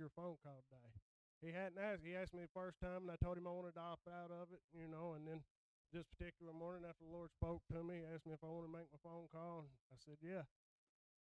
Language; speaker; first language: English; native; English